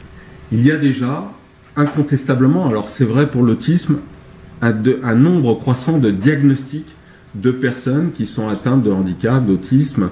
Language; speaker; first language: French; native; French